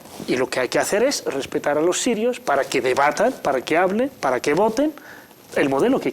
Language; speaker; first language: Spanish; native; Spanish